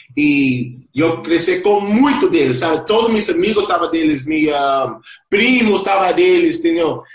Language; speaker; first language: Portuguese; non-native, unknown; Spanish